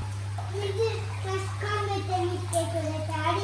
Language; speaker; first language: Japanese; native; Japanese